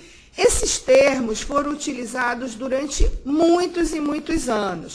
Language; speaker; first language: Portuguese; native; Portuguese